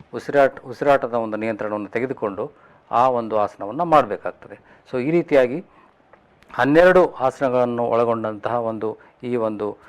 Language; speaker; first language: Kannada; native; Kannada